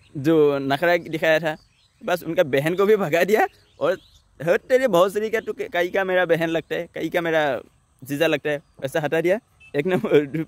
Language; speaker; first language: Hindi; non-native, local second language; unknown